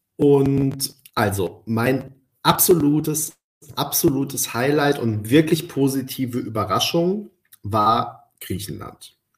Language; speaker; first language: German; early bilingual, other home language; Spanish